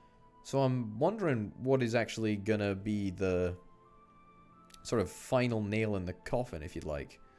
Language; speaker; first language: English; native; English